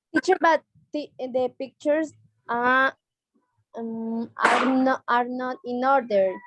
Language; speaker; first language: English; non-native, learner; Spanish